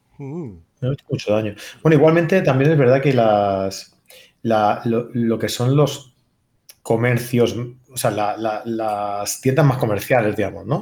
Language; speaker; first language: Spanish; native; Spanish